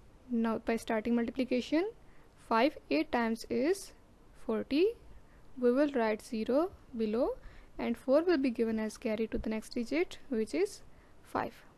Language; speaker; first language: English; non-native, local second language; Urdu